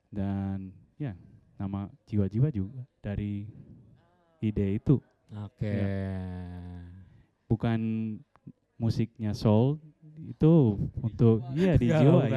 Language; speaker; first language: Indonesian; non-native, fluent; Dutch